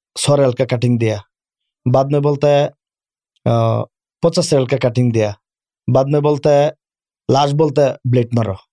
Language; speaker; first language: Urdu; non-native, learner; Bangla